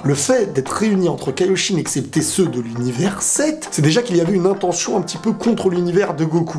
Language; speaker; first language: French; native; French